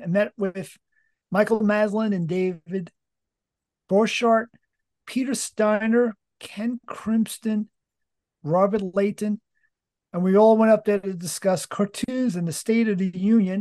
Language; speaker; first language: English; native; English